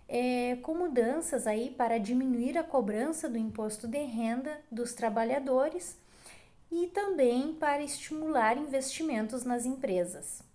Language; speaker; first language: Portuguese; native; Portuguese